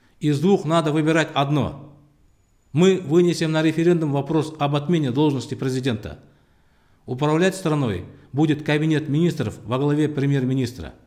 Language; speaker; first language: Russian; non-native, local second language; Kazakh